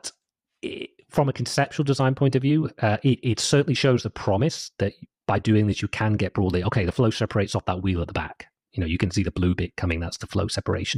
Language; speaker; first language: English; native; English